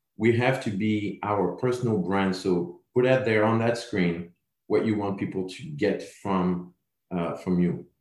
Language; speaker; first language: English; non-native, fluent; French